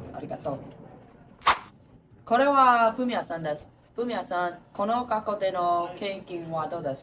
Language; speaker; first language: Japanese; non-native, learner; English